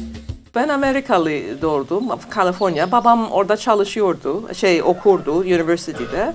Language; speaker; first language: Turkish; non-native, fluent; English